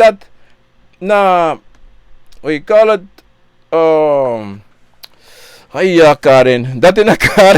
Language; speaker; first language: Dutch; non-native, local second language; Sranan Tongo